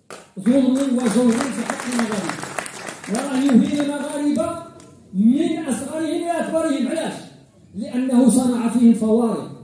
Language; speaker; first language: Arabic; native; Arabic